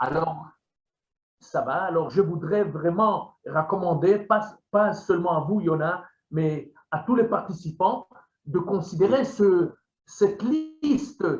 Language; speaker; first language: French; non-native, fluent; Hebrew